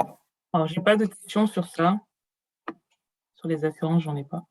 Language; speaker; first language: French; native; French